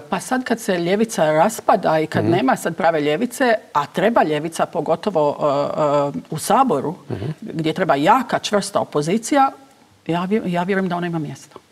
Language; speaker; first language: Croatian; early bilingual, heritage; Croatian